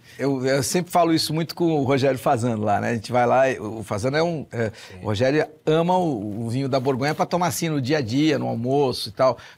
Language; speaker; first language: Portuguese; native; Portuguese